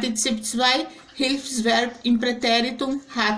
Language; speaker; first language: German; non-native, fluent; Portuguese